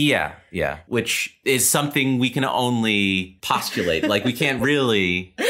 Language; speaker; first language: English; native; English